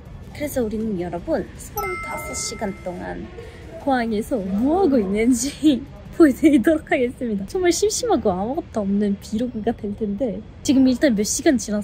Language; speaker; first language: Korean; native; Korean